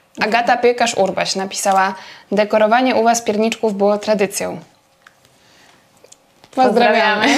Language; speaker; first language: Polish; native; Polish